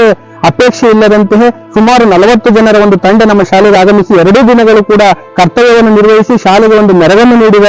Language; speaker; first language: Kannada; native; Kannada